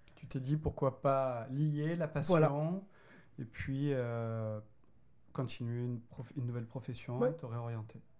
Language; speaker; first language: French; native; French